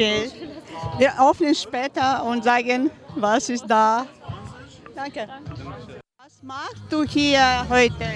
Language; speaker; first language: German; non-native, learner; Ukrainian